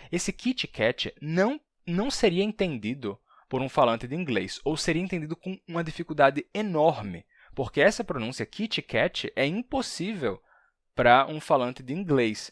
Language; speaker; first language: Portuguese; native; Portuguese